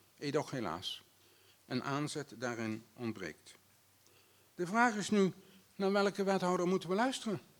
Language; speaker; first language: Dutch; native; Dutch